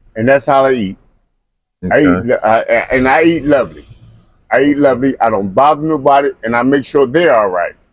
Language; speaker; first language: English; native; English